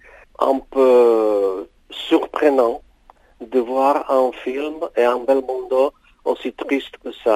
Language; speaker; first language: French; non-native, fluent; Czech